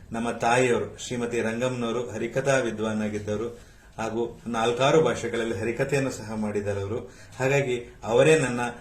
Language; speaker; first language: Kannada; native; Kannada